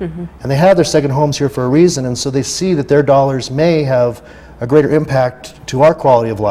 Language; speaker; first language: English; native; English